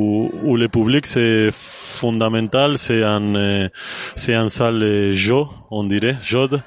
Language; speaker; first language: French; non-native, fluent; Spanish